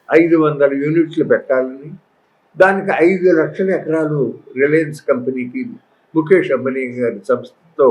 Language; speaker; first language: Telugu; native; Telugu